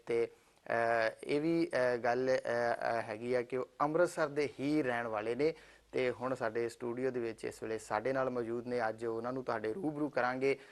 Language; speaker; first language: Punjabi; native; Punjabi